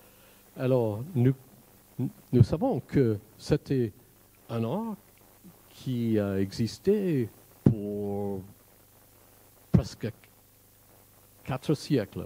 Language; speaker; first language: French; non-native, fluent; English